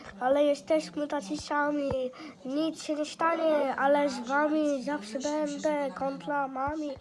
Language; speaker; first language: Polish; non-native, learner; English